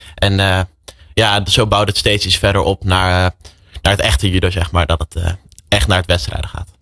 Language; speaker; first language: Dutch; native; Dutch